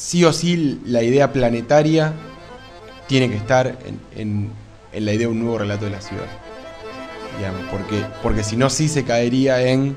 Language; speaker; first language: Spanish; native; Spanish